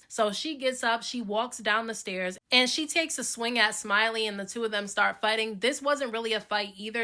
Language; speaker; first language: English; native; English